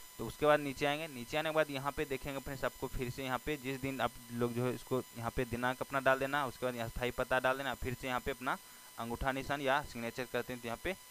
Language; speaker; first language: Hindi; native; Hindi